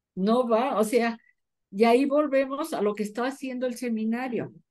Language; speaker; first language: Spanish; native; Spanish